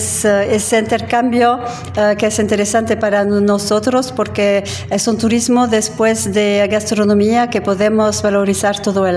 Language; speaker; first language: Spanish; non-native, fluent; French